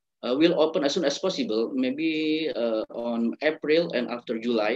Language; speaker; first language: English; non-native, learner; Indonesian